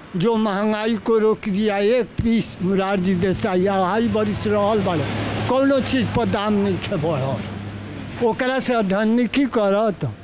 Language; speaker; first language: Bhojpuri; native; Bhojpuri